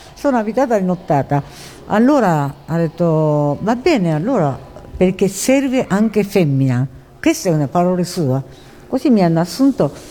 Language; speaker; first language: Italian; non-native, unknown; Japanese